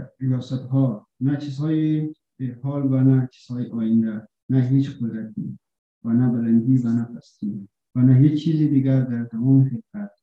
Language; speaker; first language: Persian; non-native, learner; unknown